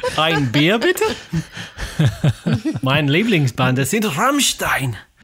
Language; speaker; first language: German; non-native, learner; English